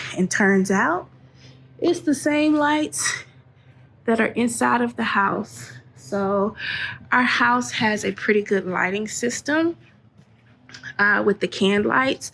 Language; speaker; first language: English; native; English